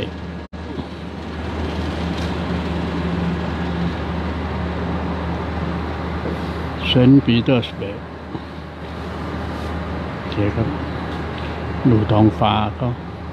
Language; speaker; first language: Thai; native; Thai